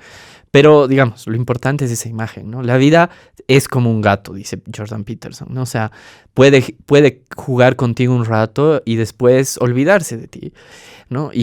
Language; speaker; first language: Spanish; native; Spanish